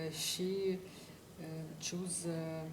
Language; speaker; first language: English; non-native, fluent; Ukrainian